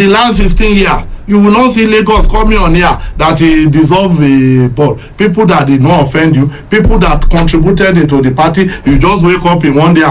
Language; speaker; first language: English; non-native, local second language; Yoruba